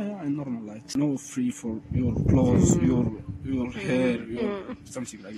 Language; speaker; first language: English; non-native, learner; Arabic